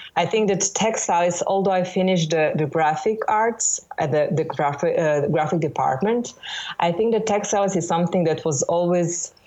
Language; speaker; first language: English; non-native, fluent; Serbian